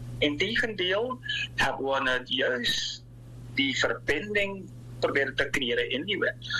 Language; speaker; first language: Dutch; native; Dutch